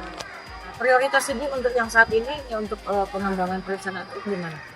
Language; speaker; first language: Indonesian; native; Indonesian